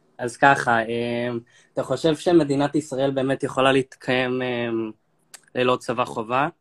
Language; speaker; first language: Hebrew; early bilingual, other home language; Russian